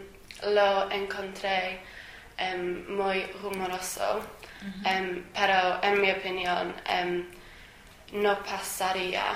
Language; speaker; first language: Spanish; non-native, learner; English